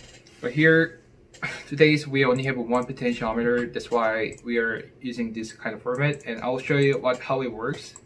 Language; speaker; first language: English; non-native, fluent; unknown